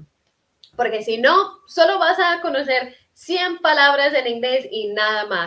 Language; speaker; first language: Spanish; early bilingual, heritage; Spanish